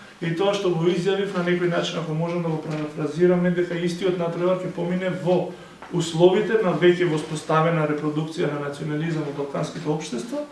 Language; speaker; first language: Macedonian; non-native, local second language; Albanian